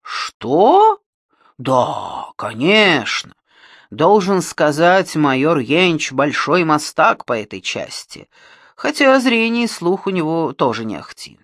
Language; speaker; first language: Russian; native; Russian